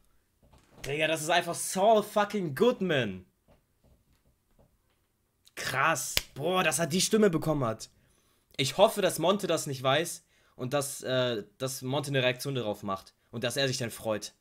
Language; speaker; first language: German; native; German